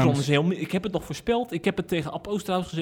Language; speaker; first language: Dutch; native; Dutch